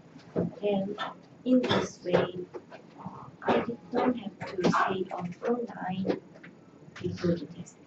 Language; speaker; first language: English; non-native, learner; Korean